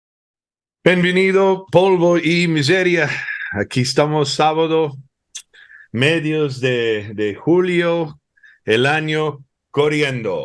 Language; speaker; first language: Spanish; early bilingual, heritage; Spanish